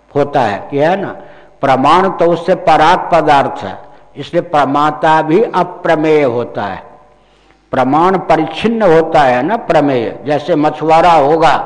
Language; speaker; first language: Hindi; non-native, local second language; Maithili